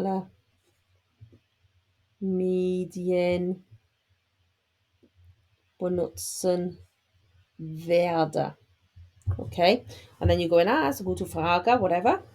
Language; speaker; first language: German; non-native, fluent; English